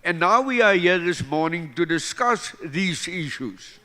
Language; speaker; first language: English; non-native, local second language; Afrikaans